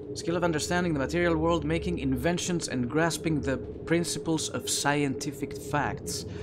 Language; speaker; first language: English; non-native, fluent; Greek